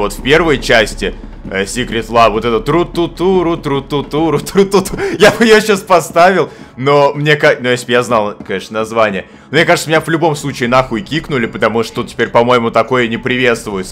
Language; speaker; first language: Russian; native; Russian